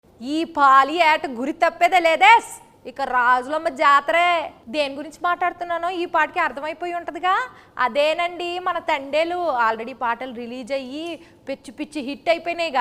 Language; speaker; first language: Telugu; native; Telugu